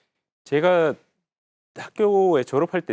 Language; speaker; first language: Korean; native; Korean